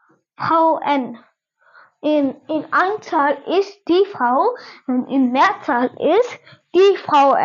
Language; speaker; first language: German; non-native, learner; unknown